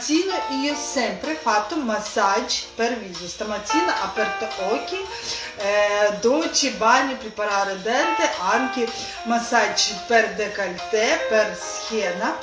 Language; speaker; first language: Italian; non-native, learner; Russian